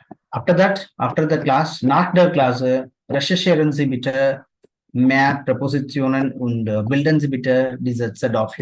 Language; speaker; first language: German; non-native, fluent; Tamil